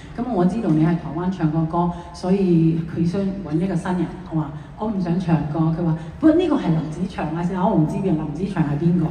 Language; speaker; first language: Cantonese; non-native, fluent; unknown